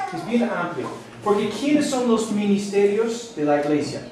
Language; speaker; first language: Spanish; non-native, fluent; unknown